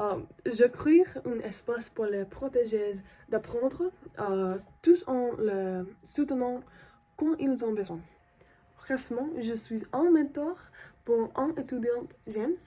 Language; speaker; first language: French; non-native, learner; English